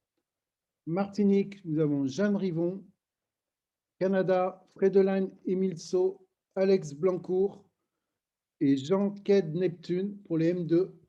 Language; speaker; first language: French; native; French